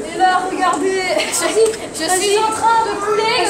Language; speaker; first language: French; native; French